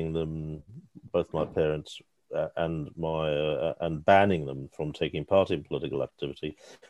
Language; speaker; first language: English; native; English